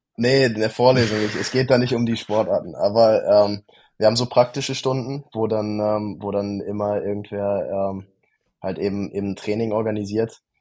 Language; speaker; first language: German; native; German